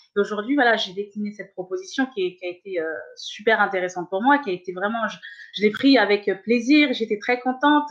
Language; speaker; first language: French; early bilingual, other home language; Kabuverdianu